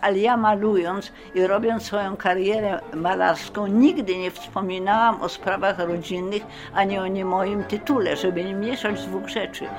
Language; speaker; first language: Polish; early bilingual, heritage; Polish